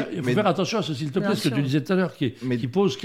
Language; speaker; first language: French; native; French